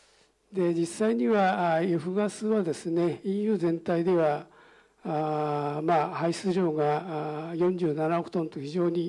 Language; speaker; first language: Japanese; native; Japanese